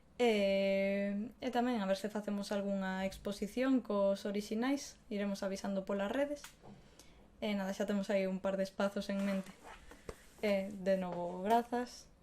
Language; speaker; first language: Galician; non-native, local second language; Spanish